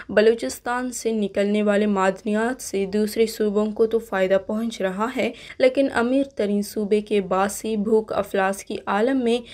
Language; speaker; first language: Urdu; non-native, local second language; Baluchi